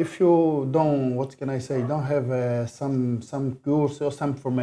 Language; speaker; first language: English; non-native, learner; Portuguese